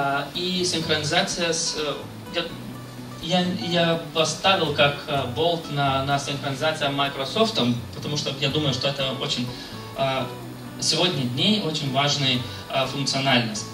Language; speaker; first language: Russian; non-native, fluent; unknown